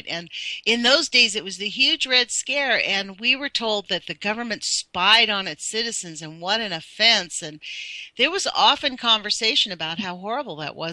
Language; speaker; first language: English; native; English